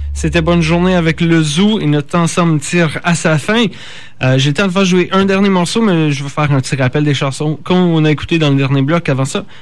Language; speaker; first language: French; native; French